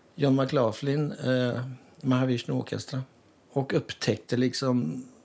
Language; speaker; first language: Swedish; native; Swedish